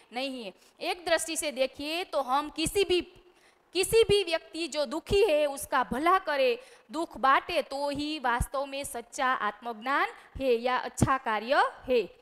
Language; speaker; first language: Hindi; non-native, local second language; Gujarati